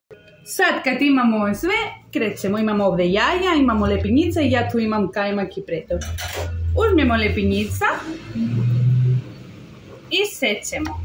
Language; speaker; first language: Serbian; non-native, learner; Spanish